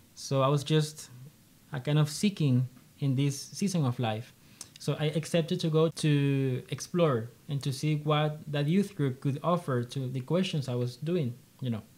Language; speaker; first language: English; non-native, fluent; Spanish